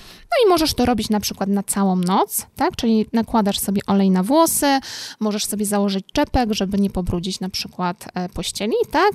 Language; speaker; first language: Polish; native; Polish